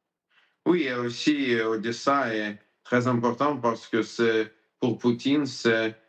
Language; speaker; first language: French; non-native, learner; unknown